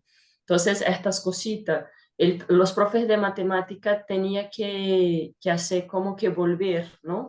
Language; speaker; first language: Spanish; non-native, fluent; Portuguese